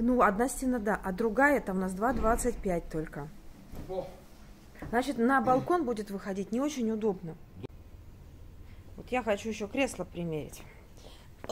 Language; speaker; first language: Russian; native; Russian